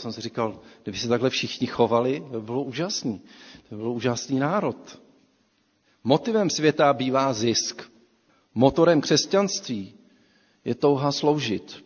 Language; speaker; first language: Czech; native; Czech